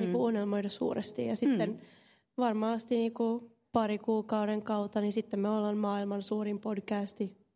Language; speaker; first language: Finnish; non-native, local second language; Swedish